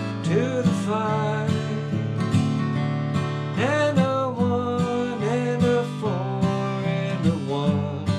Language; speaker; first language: English; native; English